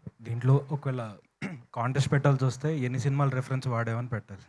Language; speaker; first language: Telugu; native; Telugu